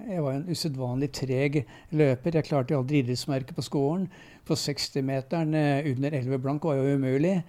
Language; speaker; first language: Norwegian; native; Norwegian